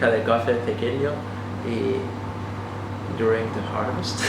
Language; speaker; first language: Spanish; non-native, learner; Finnish